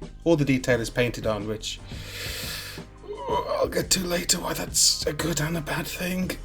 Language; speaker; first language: English; native; English